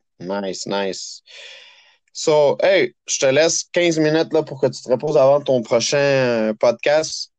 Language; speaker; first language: French; early bilingual, other home language; Spanish